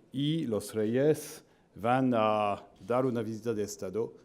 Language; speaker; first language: Spanish; non-native, fluent; French